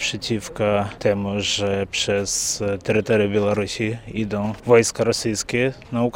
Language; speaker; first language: Polish; non-native, fluent; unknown